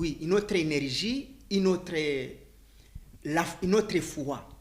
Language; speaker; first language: French; non-native, learner; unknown